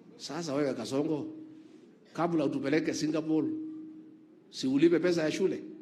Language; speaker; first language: Swahili; non-native, local second language; Kikuyu